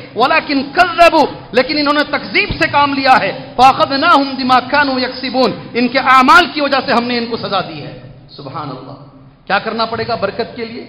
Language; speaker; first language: Urdu; native; Urdu